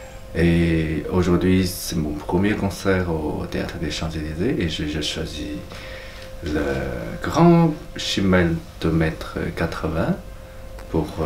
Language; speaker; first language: French; non-native, fluent; Chinese